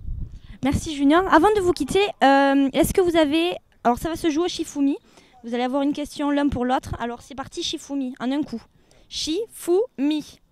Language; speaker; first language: French; native; French